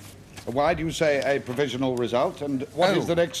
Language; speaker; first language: English; native; English